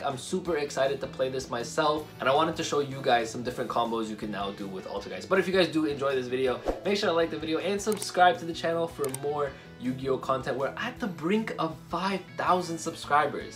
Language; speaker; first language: English; native; English